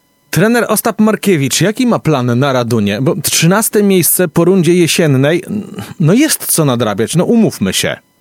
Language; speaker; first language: Polish; native; Polish